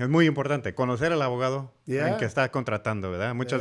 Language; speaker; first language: Spanish; early bilingual, heritage; English